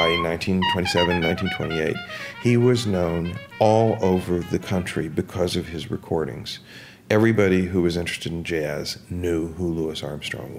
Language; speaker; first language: English; native; English